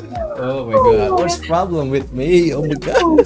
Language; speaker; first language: English; non-native, learner; Indonesian